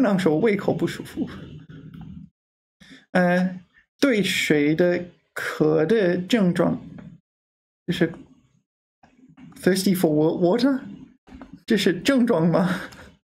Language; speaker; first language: Chinese; non-native, learner; English